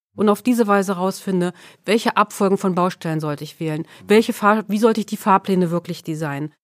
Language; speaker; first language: German; early bilingual, other home language; Swedish